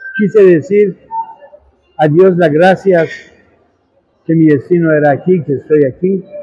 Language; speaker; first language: Spanish; non-native, fluent; Persian